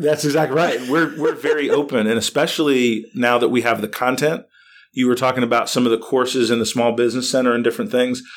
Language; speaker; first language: English; native; English